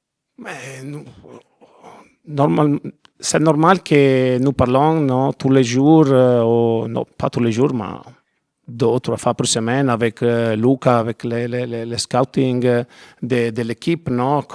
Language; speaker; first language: French; non-native, learner; Italian